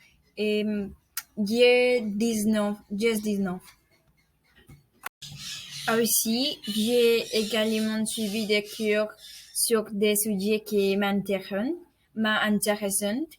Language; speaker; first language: French; non-native, learner; Spanish